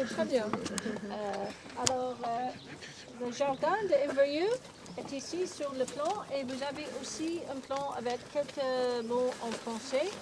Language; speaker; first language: French; non-native, fluent; English